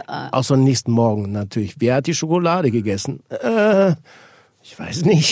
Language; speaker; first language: German; native; German